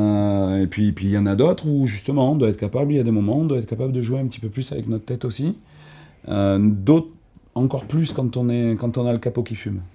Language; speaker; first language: French; native; French